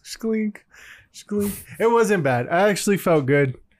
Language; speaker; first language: English; early bilingual, other home language; Spanish